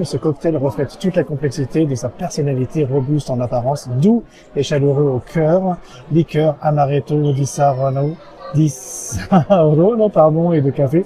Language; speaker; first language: French; native; French